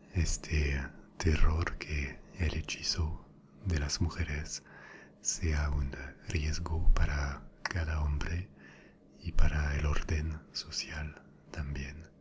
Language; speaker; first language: Spanish; non-native, fluent; French